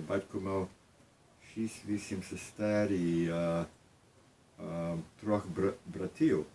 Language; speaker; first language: Ukrainian; early bilingual, heritage; Ukrainian